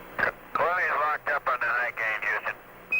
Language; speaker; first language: English; native; English